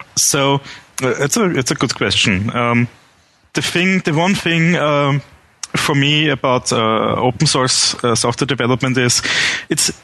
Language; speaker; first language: English; non-native, fluent; German